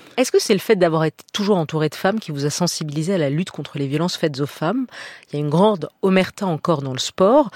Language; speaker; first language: French; native; French